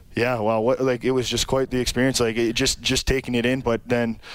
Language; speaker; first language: English; native; English